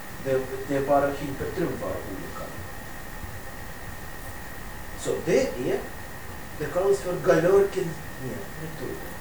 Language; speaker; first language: Swedish; non-native, fluent; Russian